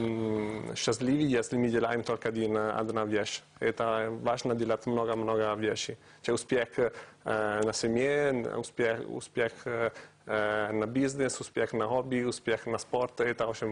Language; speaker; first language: Russian; non-native, learner; Italian